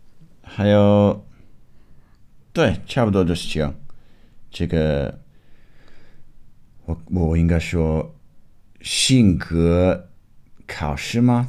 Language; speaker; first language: Chinese; non-native, fluent; English